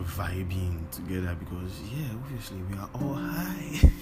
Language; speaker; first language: English; non-native, local second language; Yoruba